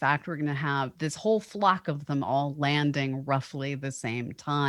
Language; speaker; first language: English; native; English